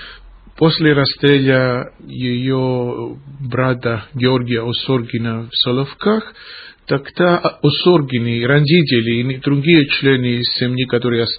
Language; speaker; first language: Russian; non-native, fluent; Greek